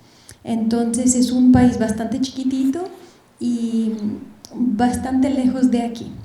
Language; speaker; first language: Spanish; non-native, fluent; Bulgarian